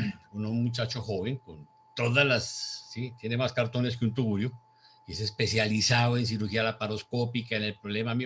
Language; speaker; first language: Spanish; native; Spanish